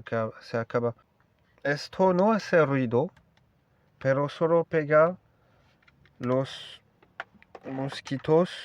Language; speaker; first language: Spanish; non-native, learner; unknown